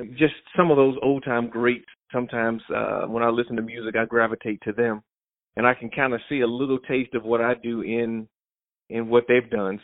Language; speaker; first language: English; native; English